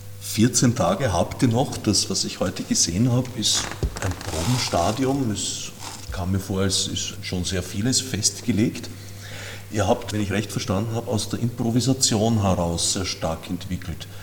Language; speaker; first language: German; native; German